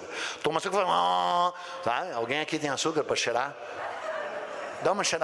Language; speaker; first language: Portuguese; native; Portuguese